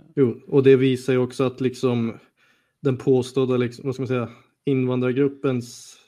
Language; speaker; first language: Swedish; native; Swedish